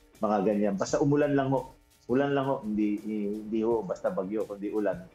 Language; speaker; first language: Filipino; native; Filipino